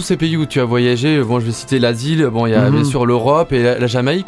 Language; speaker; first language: French; native; French